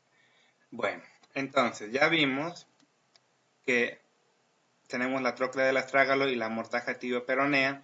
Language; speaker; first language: Spanish; native; Spanish